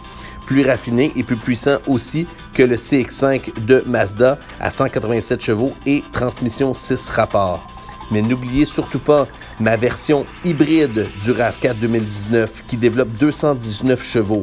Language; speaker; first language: French; native; French